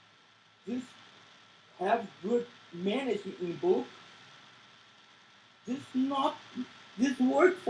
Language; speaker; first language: English; non-native, learner; Portuguese